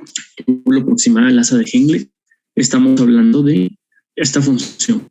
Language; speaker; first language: Spanish; native; Spanish